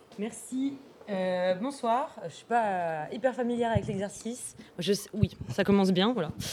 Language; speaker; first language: French; native; French